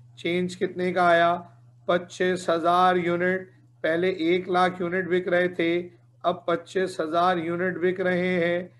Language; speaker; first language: Hindi; native; Hindi